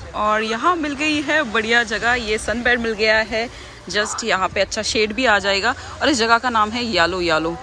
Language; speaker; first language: Hindi; native; Hindi